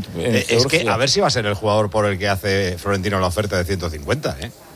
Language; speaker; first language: Spanish; native; Spanish